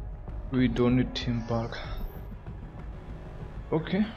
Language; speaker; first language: English; non-native, learner; Bodo